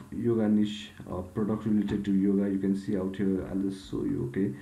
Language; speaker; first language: English; non-native, local second language; Nepali